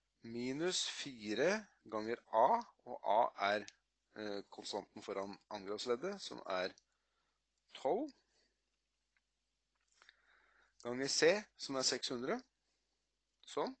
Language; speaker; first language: Norwegian; native; Norwegian